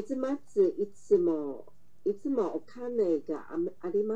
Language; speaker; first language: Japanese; non-native, learner; Chinese